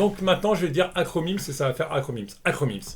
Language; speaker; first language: French; native; French